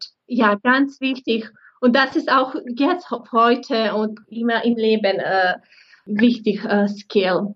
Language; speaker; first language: German; non-native, fluent; Bosnian